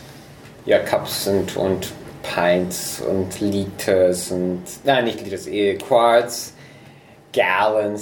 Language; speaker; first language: German; non-native, fluent; English